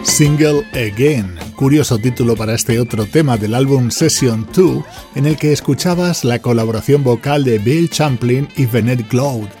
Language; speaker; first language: Spanish; native; Spanish